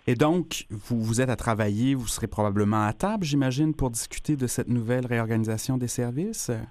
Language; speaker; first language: French; native; French